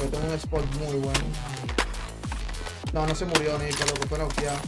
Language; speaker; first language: Spanish; native; Spanish